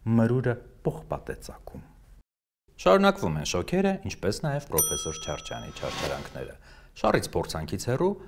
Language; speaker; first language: Armenian; native; Armenian